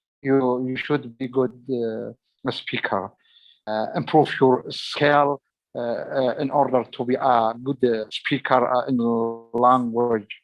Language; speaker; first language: English; non-native, learner; Arabic